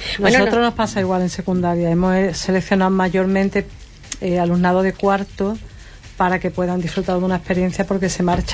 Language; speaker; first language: Spanish; native; Spanish